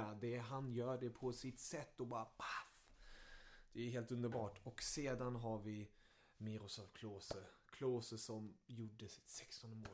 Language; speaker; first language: Swedish; early bilingual, other home language; German